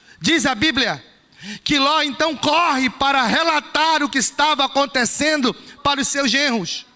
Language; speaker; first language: Portuguese; native; Portuguese